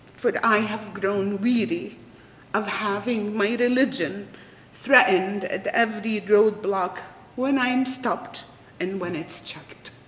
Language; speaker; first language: English; non-native, fluent; Arabic